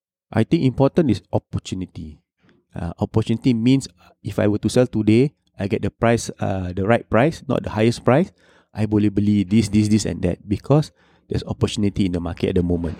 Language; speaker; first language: English; non-native, local second language; Malay